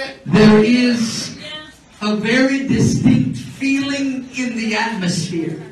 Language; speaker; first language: English; native; English